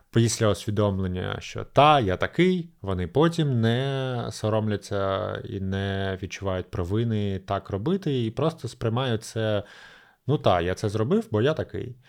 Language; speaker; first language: Ukrainian; native; Ukrainian